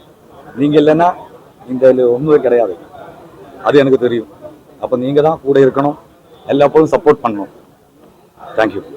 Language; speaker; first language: Tamil; non-native, learner; Malayalam